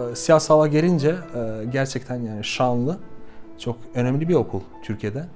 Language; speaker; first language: Turkish; non-native, fluent; Albanian